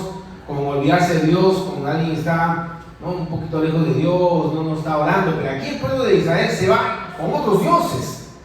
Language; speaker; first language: Spanish; native; Spanish